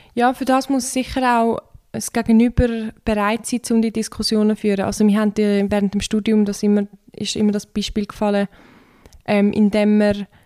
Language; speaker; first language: German; non-native, fluent; Turkish